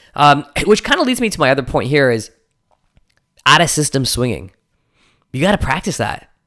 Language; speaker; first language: English; native; English